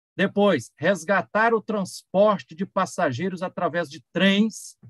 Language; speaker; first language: Portuguese; native; Portuguese